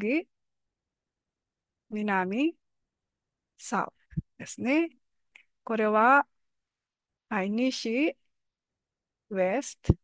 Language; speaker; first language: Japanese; non-native, fluent; Filipino